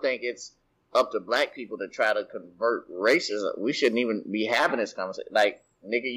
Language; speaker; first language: English; native; English